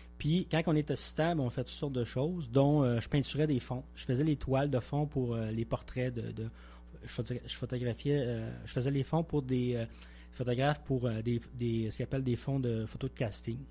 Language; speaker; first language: French; native; French